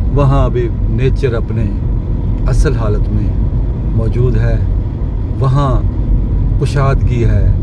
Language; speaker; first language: Urdu; non-native, local second language; Punjabi